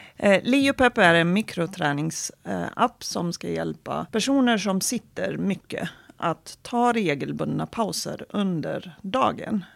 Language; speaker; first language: Swedish; non-native, fluent; Arabic